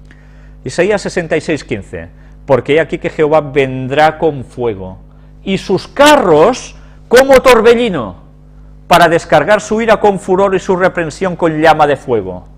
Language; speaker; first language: Spanish; native; Spanish